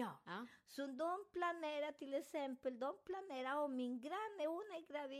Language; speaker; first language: Swedish; non-native, fluent; Spanish